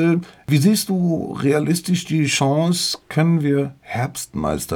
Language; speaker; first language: German; native; German